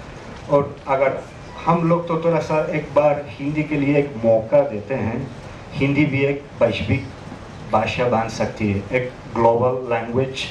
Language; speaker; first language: Hindi; non-native, fluent; Catalan